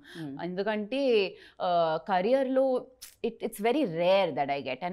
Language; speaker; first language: Telugu; non-native, learner; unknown